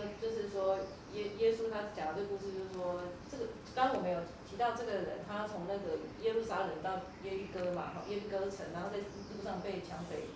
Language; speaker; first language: Chinese; native; Chinese